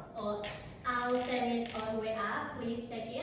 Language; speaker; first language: English; non-native, learner; Indonesian